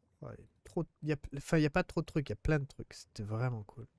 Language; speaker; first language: French; native; French